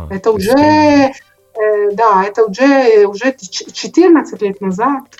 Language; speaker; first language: Russian; non-native, learner; Italian